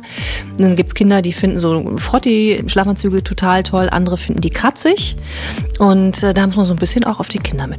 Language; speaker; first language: German; native; German